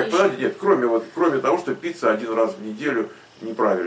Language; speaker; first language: Russian; native; Russian